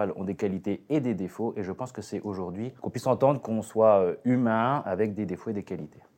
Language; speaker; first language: French; native; French